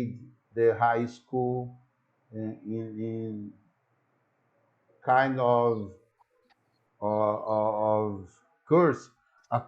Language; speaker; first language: English; non-native, learner; Portuguese